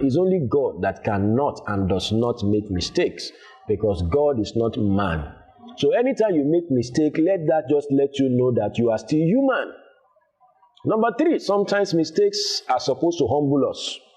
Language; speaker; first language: English; non-native, local second language; Yoruba